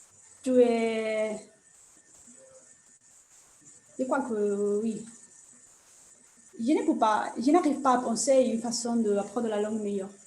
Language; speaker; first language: French; non-native, learner; Spanish